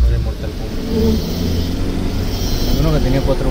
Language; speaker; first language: Spanish; native; Spanish